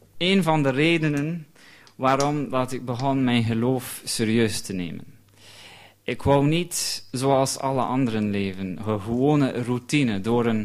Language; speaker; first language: Dutch; non-native, fluent; English